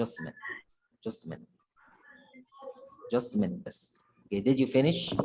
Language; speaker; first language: English; non-native, fluent; Arabic